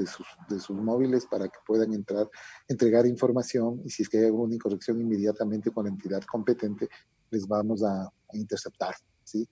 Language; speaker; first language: Spanish; native; Spanish